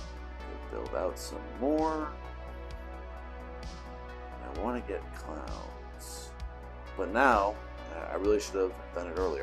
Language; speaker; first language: English; native; English